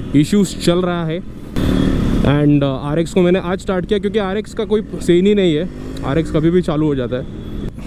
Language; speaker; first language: Hindi; non-native, local second language; Odia